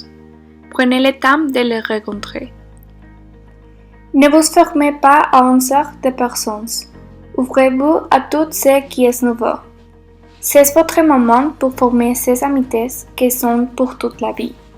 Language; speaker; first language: French; non-native, learner; Spanish